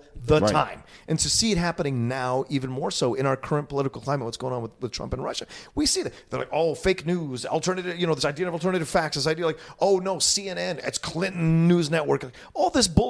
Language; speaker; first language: English; native; English